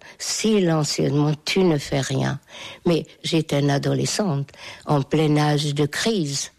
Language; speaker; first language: French; non-native, fluent; Hungarian